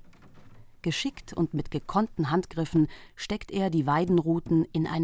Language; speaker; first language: German; native; German